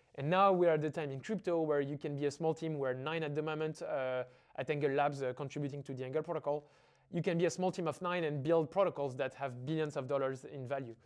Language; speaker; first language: English; non-native, fluent; French